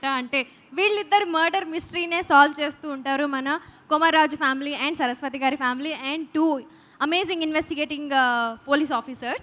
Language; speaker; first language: Telugu; native; Telugu